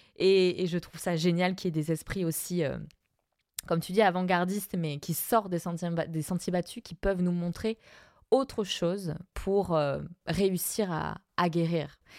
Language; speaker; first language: French; non-native, fluent; Spanish